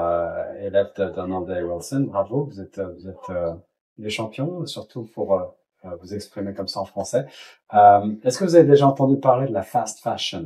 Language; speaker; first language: French; native; French